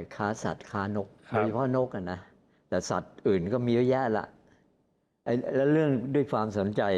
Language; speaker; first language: Thai; native; Thai